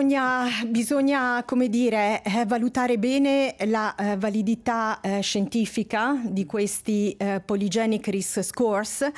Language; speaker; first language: Italian; native; Italian